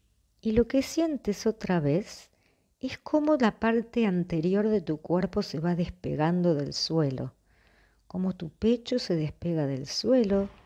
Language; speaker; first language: Spanish; native; Spanish